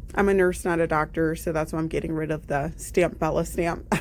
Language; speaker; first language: English; native; English